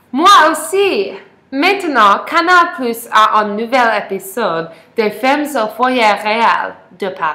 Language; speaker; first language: French; non-native, learner; English